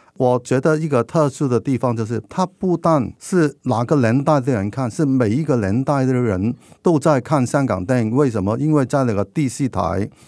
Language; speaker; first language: Chinese; non-native, local second language; Cantonese